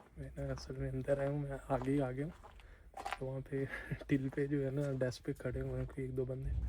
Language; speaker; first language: Urdu; non-native, local second language; Punjabi